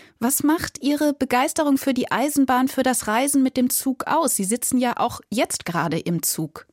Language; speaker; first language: German; native; German